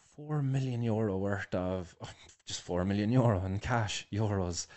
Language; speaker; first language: English; native; English